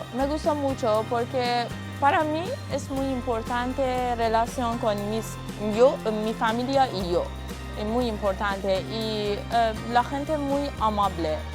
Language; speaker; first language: Spanish; non-native, learner; Persian